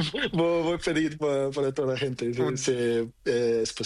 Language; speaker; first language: Spanish; non-native, learner; Portuguese